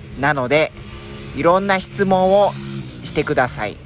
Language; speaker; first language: Japanese; non-native, fluent; Spanish